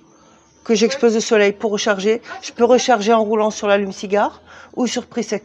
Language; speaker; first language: French; native; French